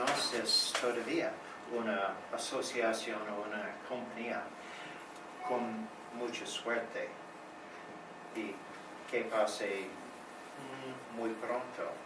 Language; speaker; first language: Spanish; non-native, learner; English